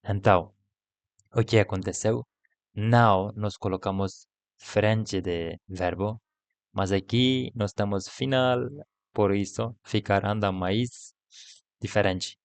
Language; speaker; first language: Portuguese; non-native, learner; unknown